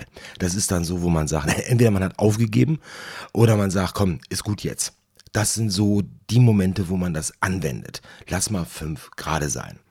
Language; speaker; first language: German; native; German